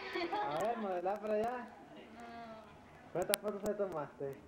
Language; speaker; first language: Spanish; native; Spanish